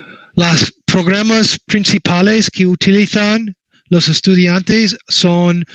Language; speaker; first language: Spanish; non-native, learner; English